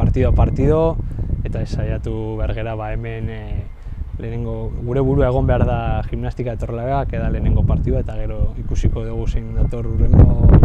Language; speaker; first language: Basque; non-native, local second language; Spanish